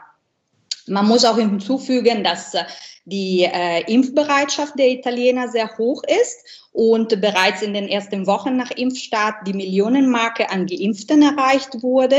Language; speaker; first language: German; non-native, fluent; Italian